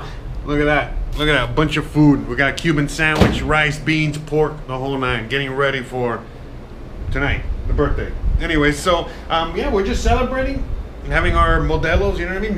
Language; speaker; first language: English; native; English